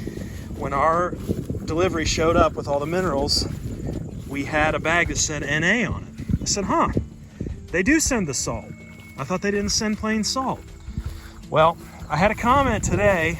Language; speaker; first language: English; native; English